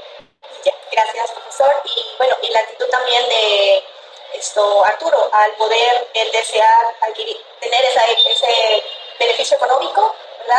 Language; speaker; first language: Spanish; native; Spanish